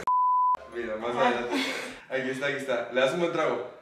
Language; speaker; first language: Spanish; native; Spanish